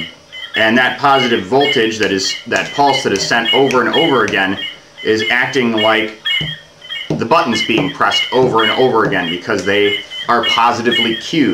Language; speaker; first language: English; native; English